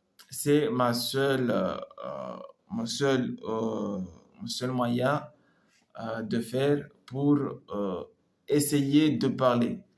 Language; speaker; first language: French; non-native, local second language; Comorian